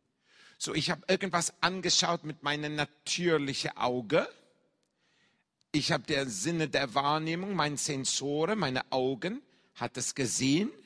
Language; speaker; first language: German; non-native, fluent; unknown